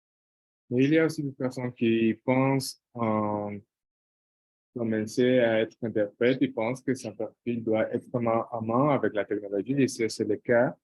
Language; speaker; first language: French; non-native, fluent; Portuguese